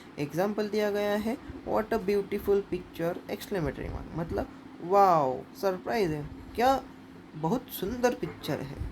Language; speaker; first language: Hindi; non-native, local second language; Marathi